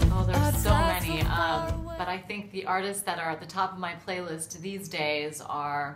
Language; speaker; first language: English; native; English